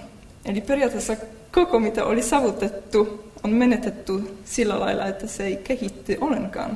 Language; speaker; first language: Finnish; non-native, fluent; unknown